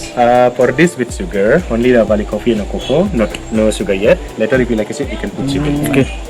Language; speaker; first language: English; non-native, learner; Indonesian